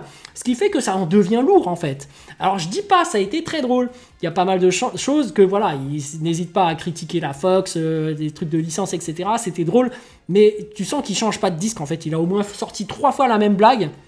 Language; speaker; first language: French; native; French